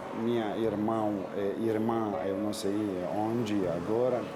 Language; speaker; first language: Portuguese; non-native, learner; Arabic